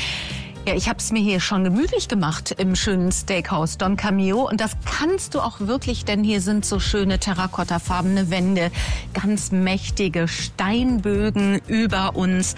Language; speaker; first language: German; native; German